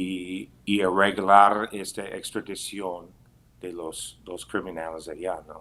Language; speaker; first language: Spanish; non-native, fluent; English